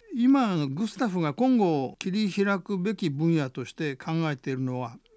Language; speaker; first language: Japanese; native; Japanese